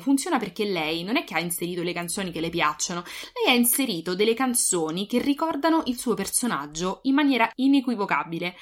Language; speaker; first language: Italian; native; Italian